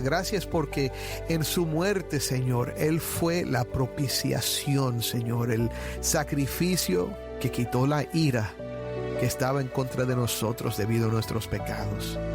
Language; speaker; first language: Spanish; native; Spanish